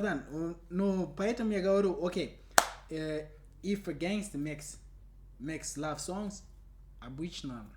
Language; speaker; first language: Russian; non-native, fluent; English